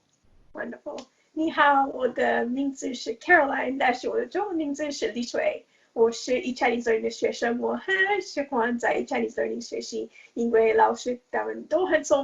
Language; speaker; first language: Chinese; non-native, learner; English